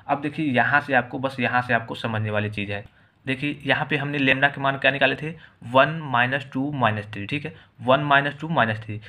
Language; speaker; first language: Hindi; native; Hindi